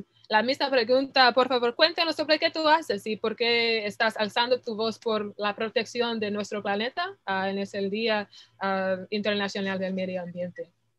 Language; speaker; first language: Spanish; non-native, learner; English